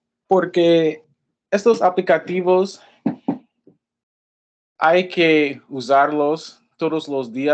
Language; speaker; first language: Spanish; non-native, fluent; English